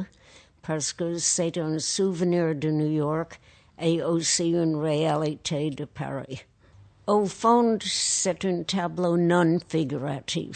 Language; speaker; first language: French; non-native, fluent; English